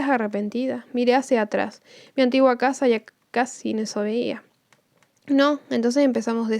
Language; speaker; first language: Spanish; native; Spanish